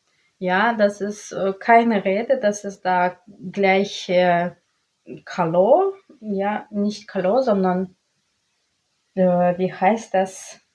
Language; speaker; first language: German; non-native, learner; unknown